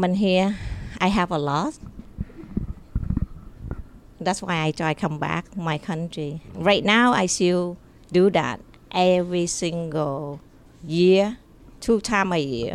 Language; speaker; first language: English; non-native, learner; Vietnamese